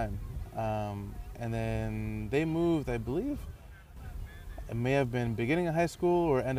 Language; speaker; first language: English; early bilingual, other home language; Persian